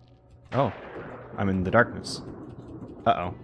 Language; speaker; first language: English; native; English